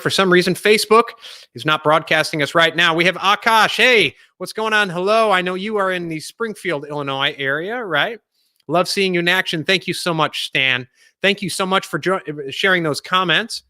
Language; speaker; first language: English; native; English